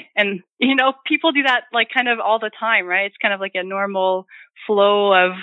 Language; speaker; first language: English; native; English